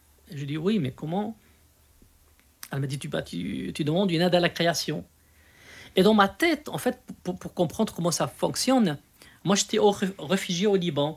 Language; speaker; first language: French; non-native, local second language; Arabic